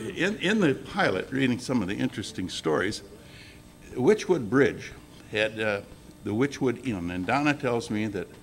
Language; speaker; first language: English; native; English